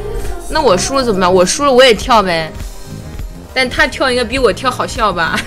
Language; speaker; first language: Chinese; native; Chinese